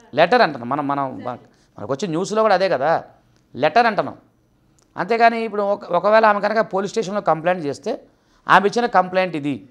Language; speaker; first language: Telugu; native; Telugu